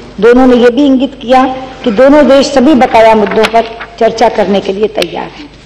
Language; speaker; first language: Hindi; native; Hindi